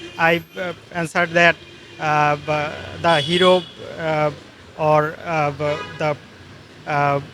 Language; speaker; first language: English; non-native, learner; Bangla